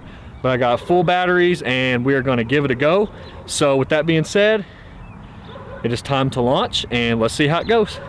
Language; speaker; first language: English; native; English